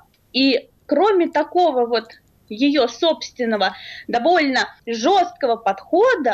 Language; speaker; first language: Russian; native; Russian